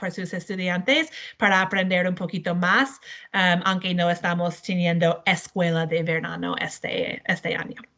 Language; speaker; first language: Spanish; non-native, learner; English